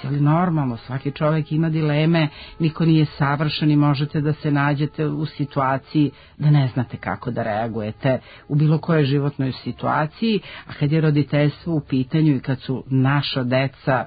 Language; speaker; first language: Serbian; native; Serbian